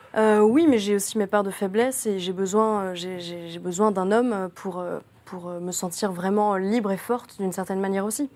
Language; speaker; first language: French; native; French